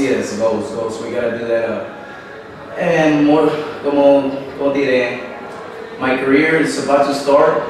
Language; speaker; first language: English; early bilingual, other home language; Spanish